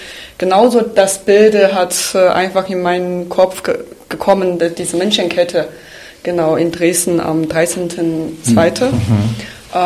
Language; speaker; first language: German; non-native, fluent; Chinese